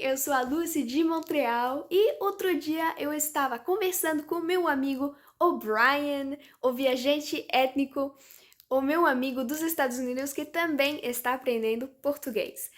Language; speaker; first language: Portuguese; non-native, fluent; French